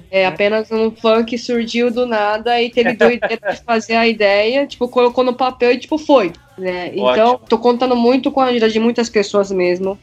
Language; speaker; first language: Portuguese; early bilingual, other home language; Japanese